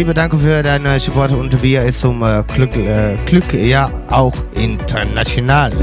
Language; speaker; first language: German; non-native, learner; Dutch